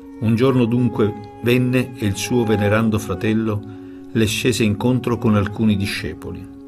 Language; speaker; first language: Italian; native; Italian